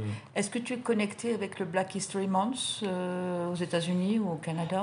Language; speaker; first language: French; native; French